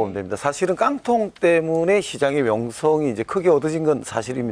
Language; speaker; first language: Korean; native; Korean